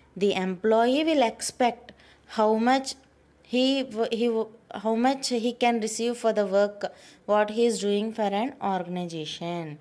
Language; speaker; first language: English; non-native, local second language; Telugu